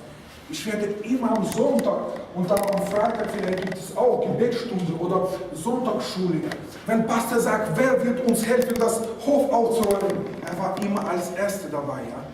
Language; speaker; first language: German; non-native, fluent; Russian